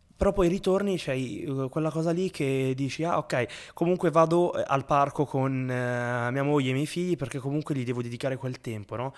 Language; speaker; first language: Italian; early bilingual, other home language; Arabic